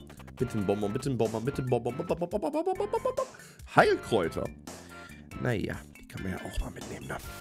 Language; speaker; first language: German; native; German